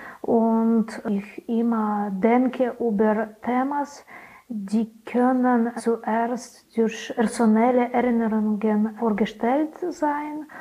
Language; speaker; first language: German; non-native, learner; Belarusian